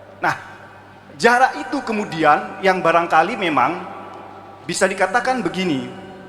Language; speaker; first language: Indonesian; non-native, local second language; Madurese